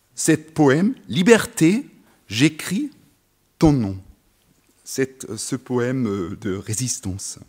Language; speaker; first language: French; non-native, fluent; German